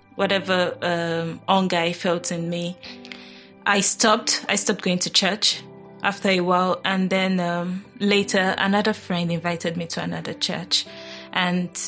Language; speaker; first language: English; non-native, local second language; Yoruba